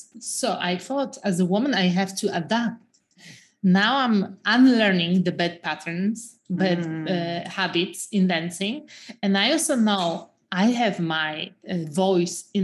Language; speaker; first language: English; non-native, fluent; Polish